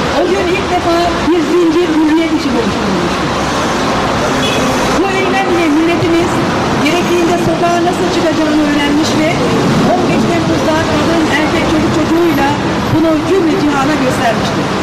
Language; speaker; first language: Turkish; native; Turkish